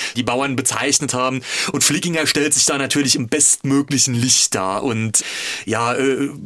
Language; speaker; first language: German; native; German